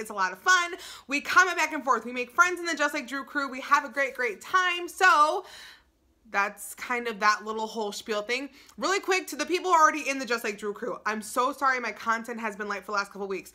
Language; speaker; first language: English; native; English